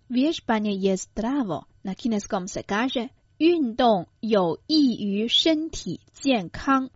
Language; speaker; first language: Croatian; non-native, fluent; Chinese